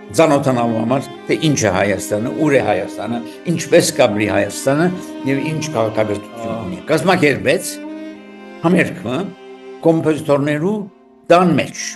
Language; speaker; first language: Armenian; early bilingual, heritage; Armenian